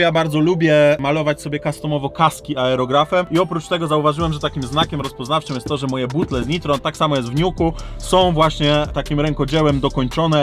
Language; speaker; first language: Polish; native; Polish